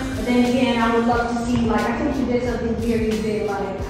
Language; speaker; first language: English; native; English